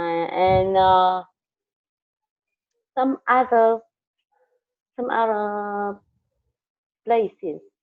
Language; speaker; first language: English; non-native, learner; Vietnamese